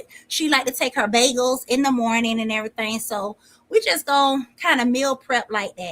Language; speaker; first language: English; native; English